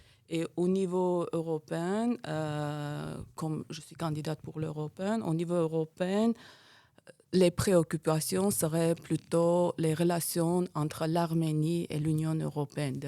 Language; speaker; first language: French; non-native, fluent; Armenian